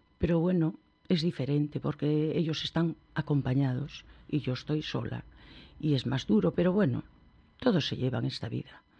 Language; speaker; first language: Spanish; native; Spanish